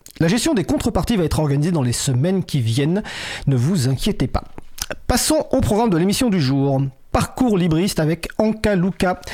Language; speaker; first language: French; native; French